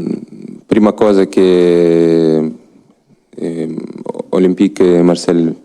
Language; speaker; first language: Italian; non-native, learner; Ukrainian